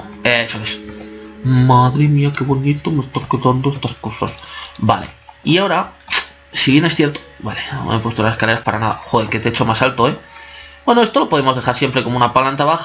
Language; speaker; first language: Spanish; native; Spanish